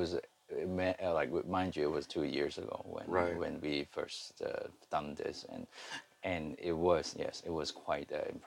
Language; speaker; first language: English; non-native, local second language; Cantonese